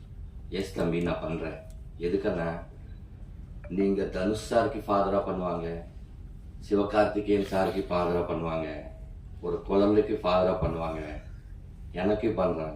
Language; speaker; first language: Tamil; non-native, learner; Telugu